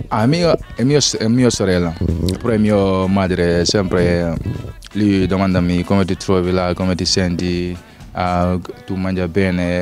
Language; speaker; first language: Italian; non-native, learner; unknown